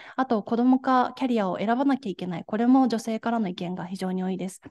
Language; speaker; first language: Japanese; native; Japanese